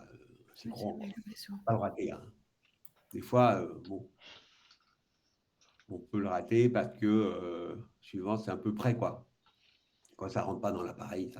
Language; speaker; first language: French; native; French